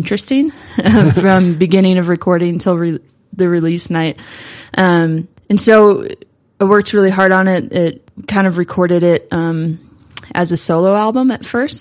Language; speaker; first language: English; native; English